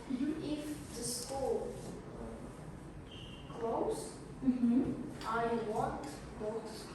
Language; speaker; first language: English; non-native, learner; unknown